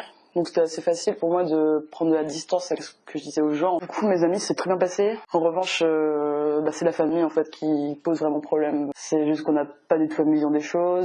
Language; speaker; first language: French; native; French